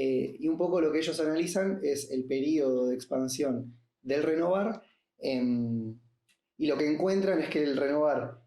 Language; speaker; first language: Spanish; native; Spanish